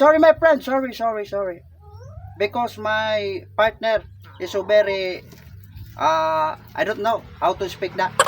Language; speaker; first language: English; non-native, learner; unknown